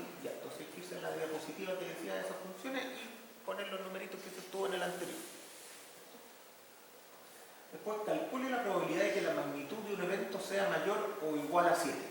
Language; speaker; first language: Spanish; native; Spanish